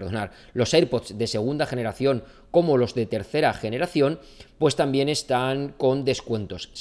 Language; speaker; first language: Spanish; native; Spanish